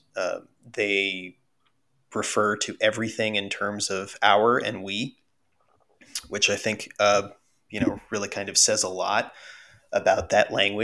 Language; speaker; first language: English; early bilingual, other home language; Russian